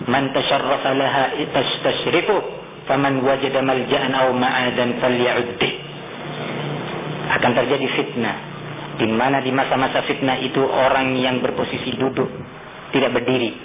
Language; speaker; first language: Indonesian; native; Indonesian